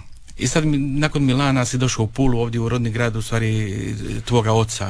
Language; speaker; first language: Serbian; native; Serbian